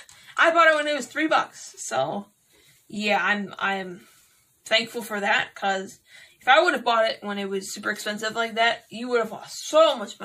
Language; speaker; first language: English; native; English